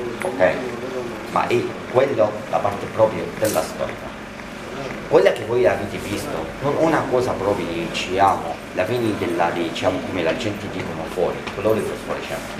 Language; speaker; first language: Italian; non-native, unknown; Arabic